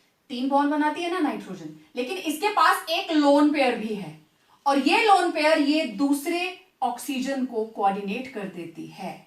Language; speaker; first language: Hindi; native; Hindi